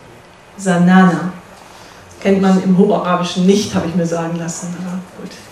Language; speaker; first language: German; native; German